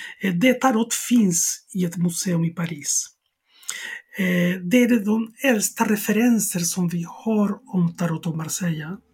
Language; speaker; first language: Swedish; non-native, fluent; Spanish